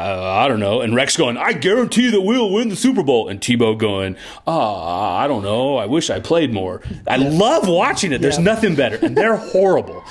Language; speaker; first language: English; native; English